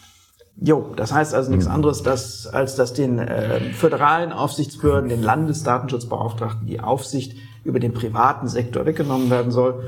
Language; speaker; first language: German; native; German